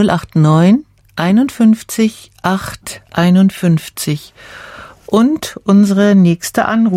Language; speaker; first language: German; native; German